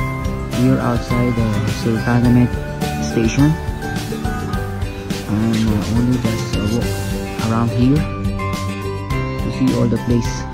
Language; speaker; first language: English; non-native, learner; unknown